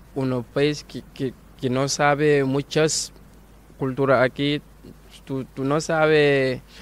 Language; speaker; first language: Spanish; non-native, learner; Wolof